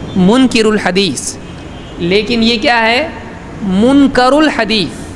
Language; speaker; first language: Urdu; native; Urdu